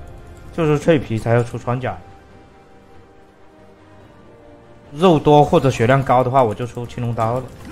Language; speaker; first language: Chinese; native; Chinese